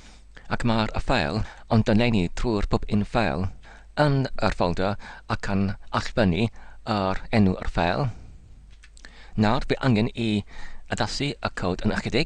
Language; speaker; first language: Welsh; non-native, learner; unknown